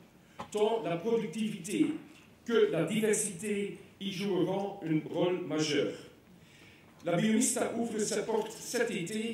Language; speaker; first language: French; non-native, local second language; Dutch